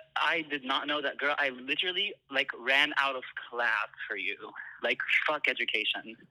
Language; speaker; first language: English; non-native, fluent; Arabic